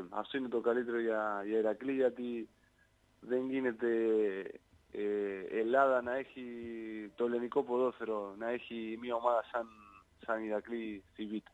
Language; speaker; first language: Greek; non-native, learner; Spanish